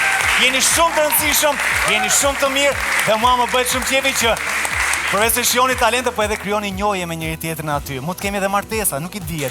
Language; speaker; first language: Albanian; native; Albanian